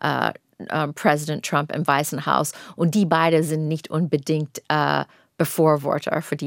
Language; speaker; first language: German; non-native, fluent; English